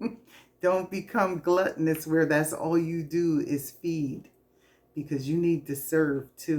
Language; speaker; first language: English; native; English